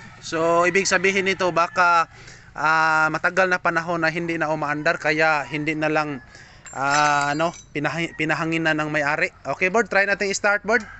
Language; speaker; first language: Filipino; native; Filipino